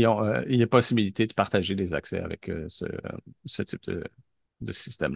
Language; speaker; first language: French; native; French